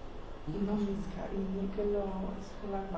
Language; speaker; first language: Italian; non-native, fluent; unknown